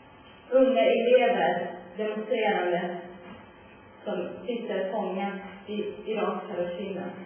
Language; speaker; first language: Swedish; non-native, learner; Persian